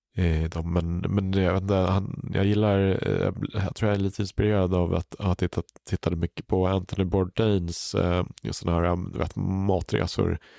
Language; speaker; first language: Swedish; native; Swedish